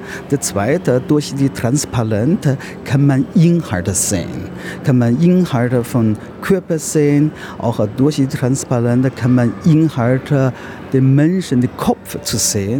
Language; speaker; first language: German; non-native, learner; Chinese